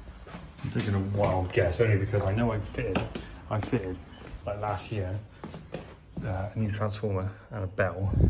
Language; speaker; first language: English; native; English